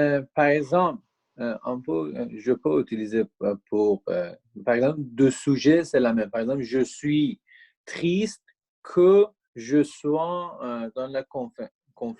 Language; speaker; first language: French; non-native, learner; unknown